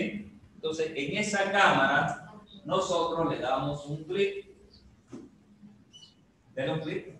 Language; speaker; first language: Spanish; native; Spanish